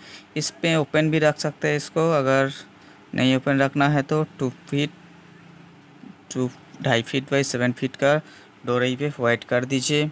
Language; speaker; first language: Hindi; non-native, local second language; Bangla